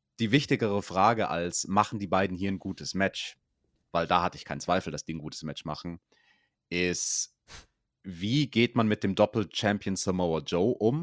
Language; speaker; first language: German; native; German